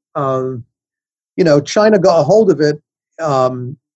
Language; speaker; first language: English; native; English